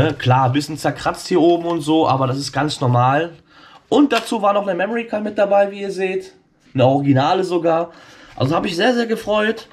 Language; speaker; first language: German; native; German